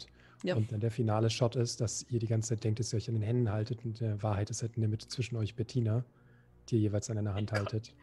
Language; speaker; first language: German; native; German